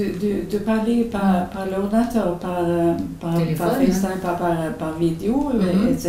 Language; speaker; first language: French; non-native, fluent; Swedish